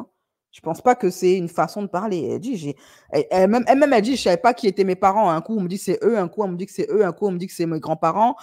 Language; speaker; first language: French; native; French